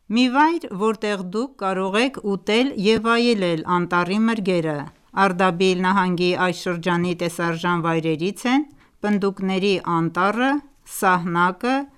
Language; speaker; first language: Armenian; early bilingual, heritage; Armenian